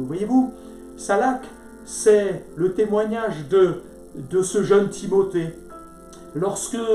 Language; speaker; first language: French; native; French